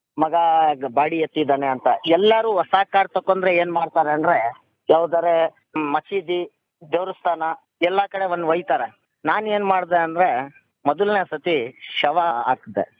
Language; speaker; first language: Kannada; non-native, local second language; Urdu